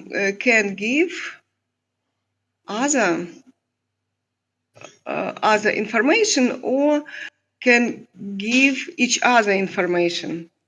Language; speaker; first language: English; non-native, learner; Russian